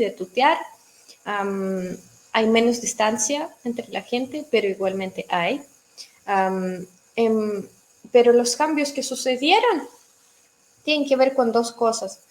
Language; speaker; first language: Spanish; non-native, fluent; Russian